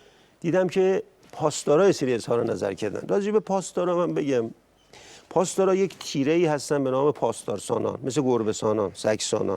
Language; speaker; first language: Persian; native; Persian